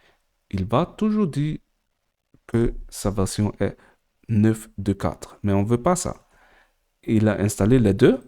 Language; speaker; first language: French; non-native, learner; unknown